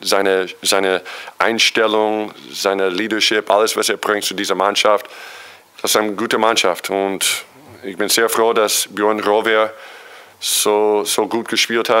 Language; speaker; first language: German; non-native, fluent; English